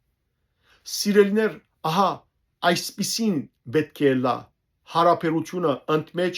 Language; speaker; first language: Armenian; native; Armenian